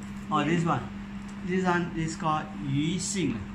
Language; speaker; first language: English; non-native, local second language; Chinese